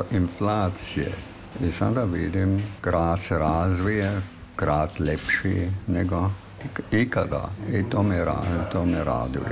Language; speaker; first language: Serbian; non-native, fluent; German